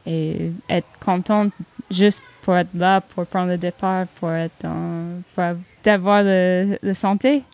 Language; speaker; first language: French; non-native, learner; English